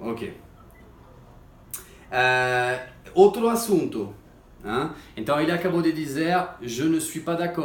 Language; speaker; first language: Portuguese; non-native, fluent; French